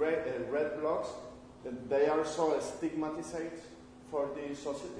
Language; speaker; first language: English; non-native, learner; Spanish